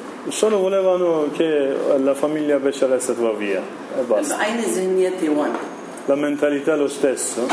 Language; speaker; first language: Italian; non-native, learner; Kurdish